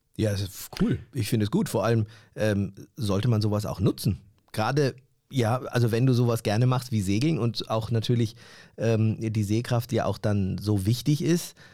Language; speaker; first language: German; early bilingual, other home language; Turkish